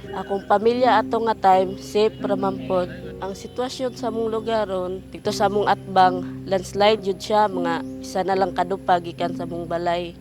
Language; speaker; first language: Cebuano; native; Cebuano